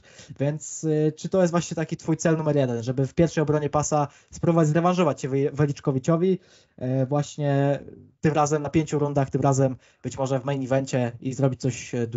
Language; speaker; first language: Polish; native; Polish